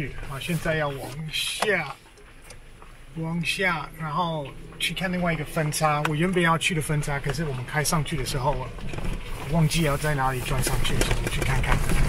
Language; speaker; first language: Chinese; non-native, fluent; English